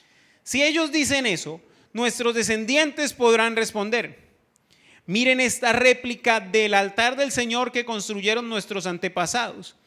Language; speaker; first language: Spanish; native; Spanish